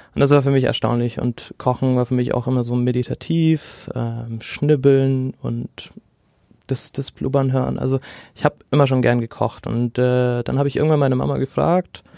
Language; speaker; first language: German; early bilingual, other home language; Arabic